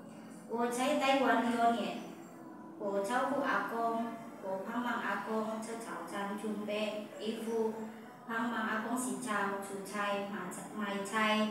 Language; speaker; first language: Chinese; non-native, learner; Indonesian